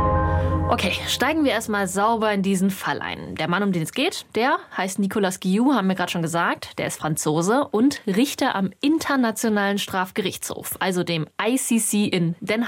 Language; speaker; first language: German; native; German